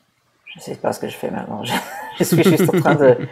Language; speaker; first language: French; non-native, learner; English